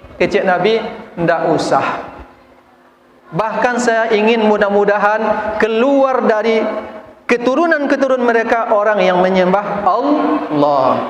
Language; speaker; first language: Malay; non-native, local second language; Minangkabau